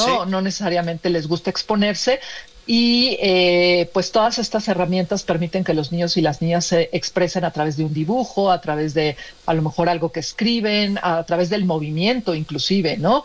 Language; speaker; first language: Spanish; native; Spanish